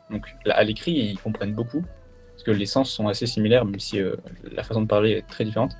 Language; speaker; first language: French; native; French